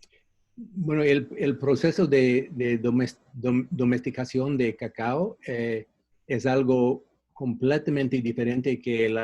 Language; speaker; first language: Spanish; non-native, fluent; English